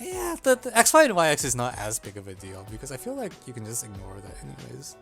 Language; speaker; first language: English; native; English